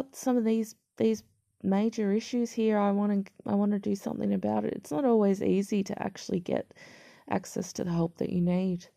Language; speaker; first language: English; native; English